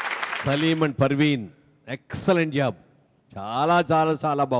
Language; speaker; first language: Telugu; native; Telugu